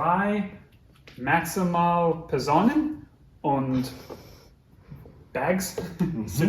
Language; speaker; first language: German; non-native, learner; English